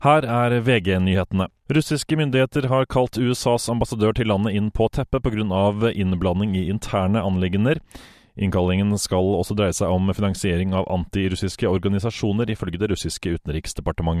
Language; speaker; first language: Norwegian; native; Norwegian